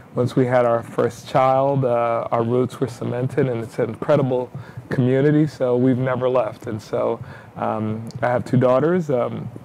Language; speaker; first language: English; native; English